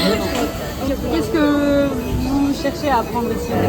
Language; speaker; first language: French; native; French